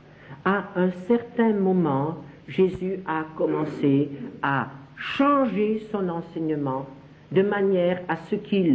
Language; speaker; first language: French; native; French